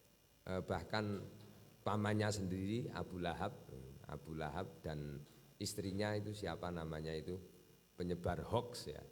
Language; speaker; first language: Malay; non-native, local second language; Javanese